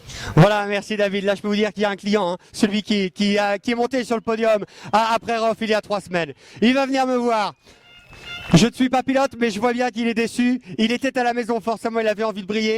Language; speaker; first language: French; native; French